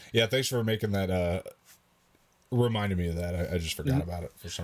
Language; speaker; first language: English; native; English